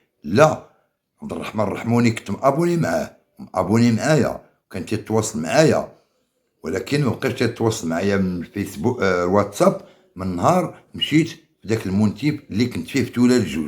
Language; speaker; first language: Arabic; native; Arabic